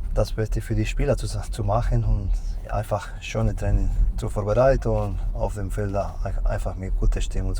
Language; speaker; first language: German; non-native, fluent; Spanish